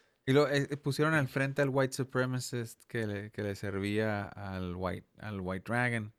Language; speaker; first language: Spanish; early bilingual, heritage; Spanish